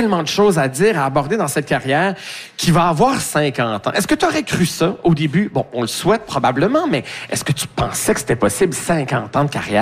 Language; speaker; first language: French; native; French